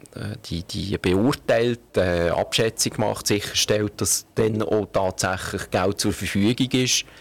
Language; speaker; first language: German; native; German